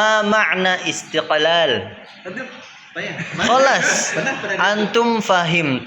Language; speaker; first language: Arabic; non-native, fluent; Indonesian